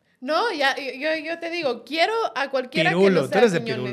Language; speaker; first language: Spanish; native; Spanish